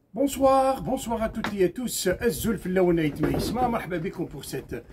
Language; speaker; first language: French; non-native, local second language; Arabic